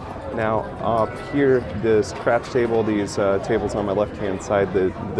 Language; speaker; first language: English; native; English